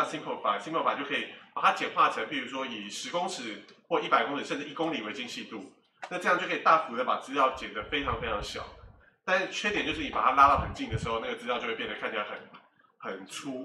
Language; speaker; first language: Chinese; native; Chinese